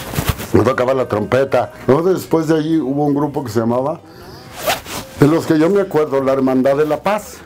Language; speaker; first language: Spanish; native; Spanish